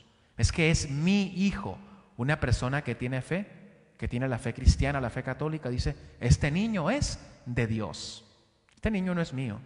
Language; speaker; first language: Spanish; native; Spanish